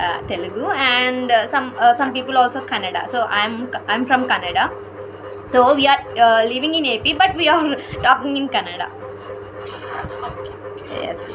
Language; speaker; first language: English; non-native, learner; Kannada